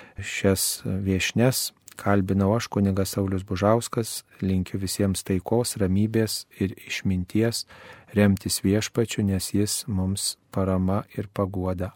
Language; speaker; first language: Lithuanian; native; Lithuanian